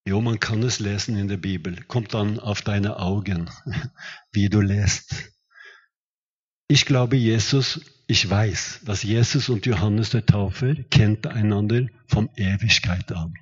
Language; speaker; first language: German; non-native, fluent; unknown